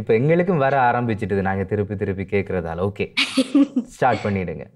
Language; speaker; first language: Tamil; native; Tamil